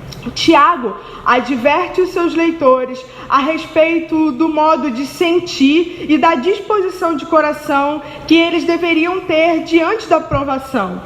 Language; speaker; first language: Portuguese; native; Portuguese